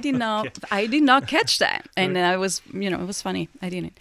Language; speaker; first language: English; non-native, fluent; Italian